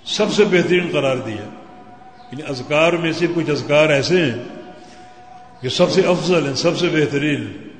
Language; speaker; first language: Urdu; native; Urdu